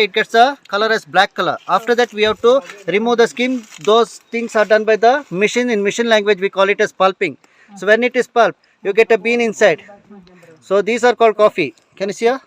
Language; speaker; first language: English; non-native, local second language; Malayalam